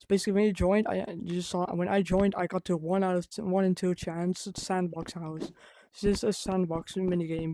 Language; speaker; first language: English; non-native, fluent; Dutch